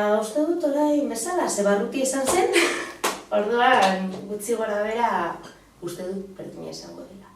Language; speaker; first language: Basque; non-native, local second language; Spanish